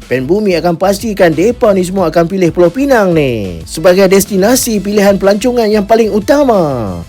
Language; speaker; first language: Malay; native; Malay